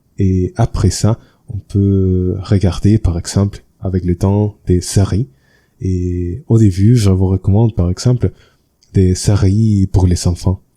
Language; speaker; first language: French; non-native, learner; Spanish